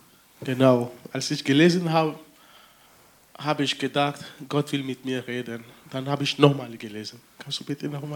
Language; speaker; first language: German; non-native, fluent; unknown